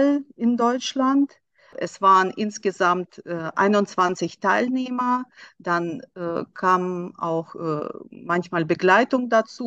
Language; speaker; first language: German; non-native, fluent; Russian